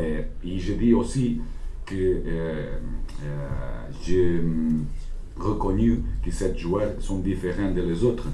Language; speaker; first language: French; non-native, learner; Portuguese